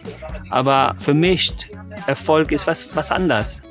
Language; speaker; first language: German; non-native, fluent; English